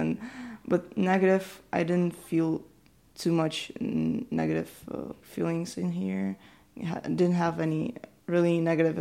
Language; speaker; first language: English; non-native, fluent; Ukrainian